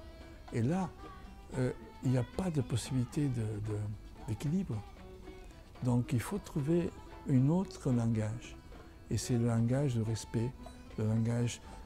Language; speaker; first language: French; non-native, fluent; Catalan